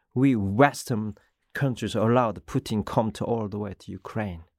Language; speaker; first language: English; non-native, learner; Korean